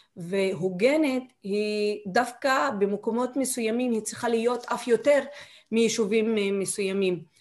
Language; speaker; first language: Hebrew; non-native, local second language; Arabic